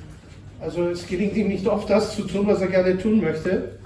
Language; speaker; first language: German; native; German